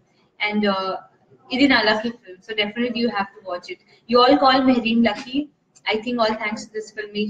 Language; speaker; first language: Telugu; non-native, learner; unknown